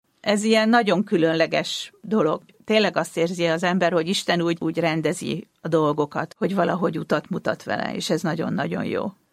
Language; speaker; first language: Hungarian; native; Hungarian